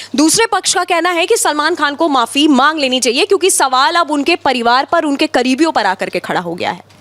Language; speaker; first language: Hindi; native; Hindi